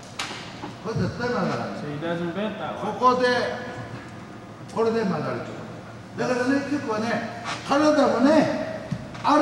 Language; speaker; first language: Japanese; native; Japanese